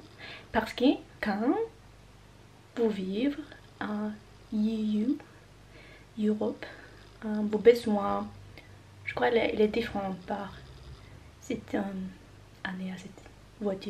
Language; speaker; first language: French; non-native, learner; Norwegian